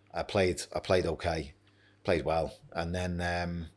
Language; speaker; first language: English; native; English